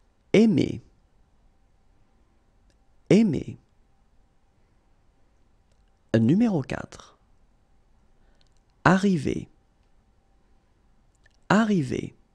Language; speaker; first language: French; native; French